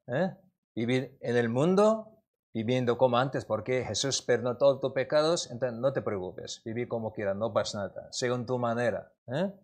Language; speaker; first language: Spanish; non-native, learner; Korean